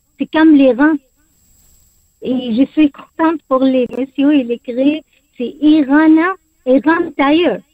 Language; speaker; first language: French; non-native, learner; Arabic